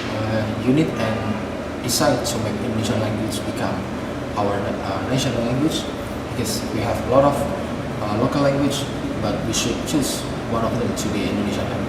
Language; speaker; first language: English; non-native, fluent; Indonesian